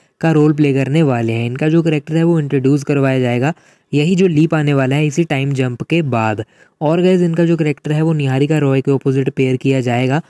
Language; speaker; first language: Hindi; native; Hindi